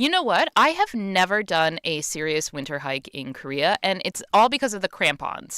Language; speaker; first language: English; native; English